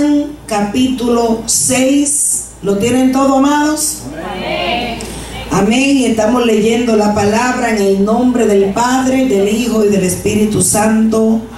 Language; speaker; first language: Spanish; native; Spanish